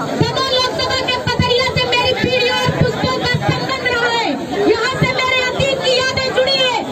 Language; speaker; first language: Hindi; native; Hindi